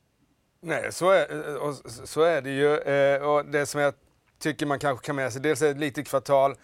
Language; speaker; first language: Swedish; native; Swedish